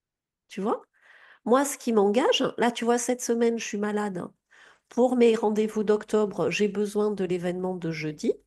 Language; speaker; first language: French; native; French